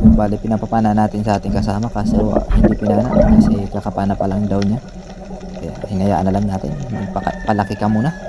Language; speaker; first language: Filipino; non-native, local second language; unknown